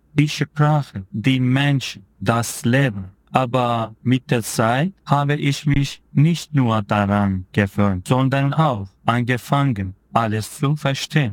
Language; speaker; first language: German; non-native, fluent; Turkish